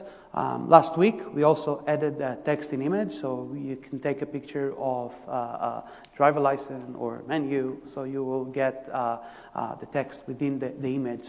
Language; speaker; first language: English; non-native, fluent; Hebrew